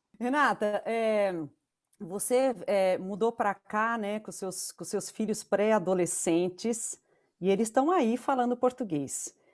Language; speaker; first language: Portuguese; non-native, local second language; German